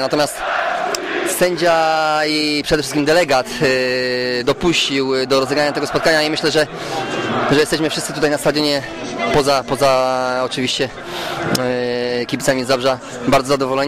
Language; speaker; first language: Polish; native; Polish